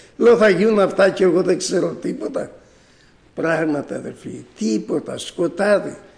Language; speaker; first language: Greek; native; Greek